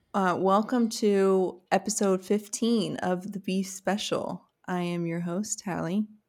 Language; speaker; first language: English; native; English